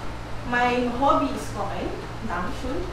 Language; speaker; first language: German; non-native, learner; Filipino